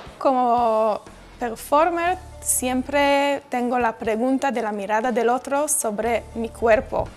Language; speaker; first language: Spanish; non-native, fluent; Hebrew